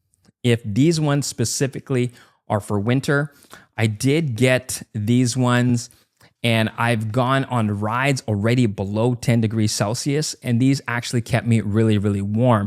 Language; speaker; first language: English; native; English